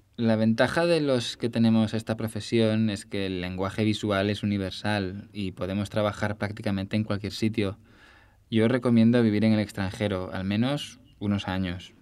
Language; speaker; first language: Spanish; native; Spanish